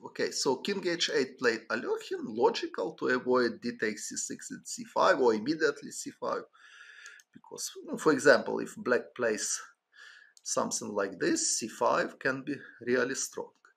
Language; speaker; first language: English; non-native, fluent; Ukrainian